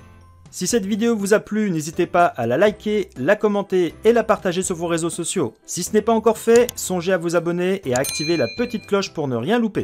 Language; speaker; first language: French; native; French